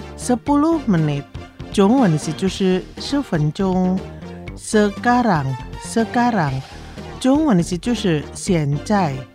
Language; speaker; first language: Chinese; early bilingual, heritage; Chinese